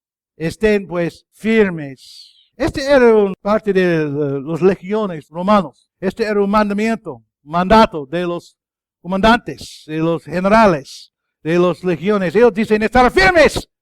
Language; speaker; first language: Spanish; non-native, fluent; English